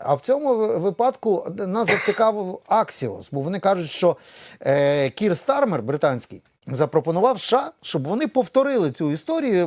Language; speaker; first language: Ukrainian; native; Ukrainian